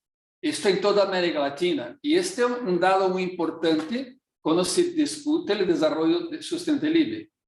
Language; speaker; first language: Portuguese; non-native, fluent; Spanish